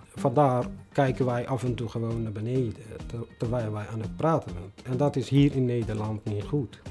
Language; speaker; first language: Dutch; non-native, fluent; Tigrinya